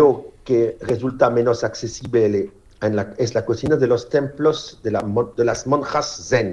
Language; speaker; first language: Spanish; non-native, fluent; Korean